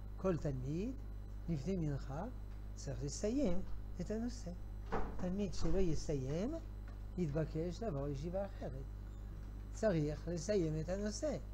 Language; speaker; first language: Hebrew; non-native, fluent; French